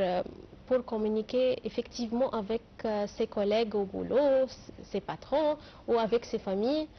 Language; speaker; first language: French; non-native, fluent; Arabic